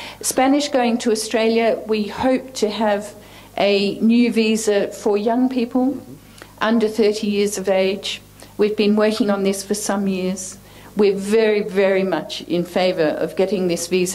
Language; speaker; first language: English; native; English